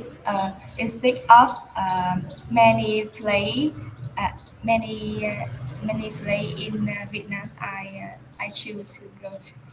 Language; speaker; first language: English; non-native, learner; Vietnamese